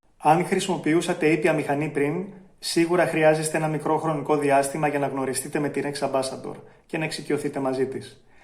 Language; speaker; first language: Greek; native; Greek